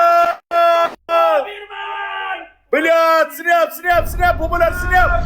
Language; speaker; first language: Russian; non-native, learner; Uzbek